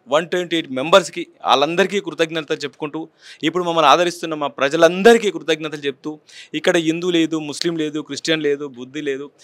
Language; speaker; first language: Telugu; native; Telugu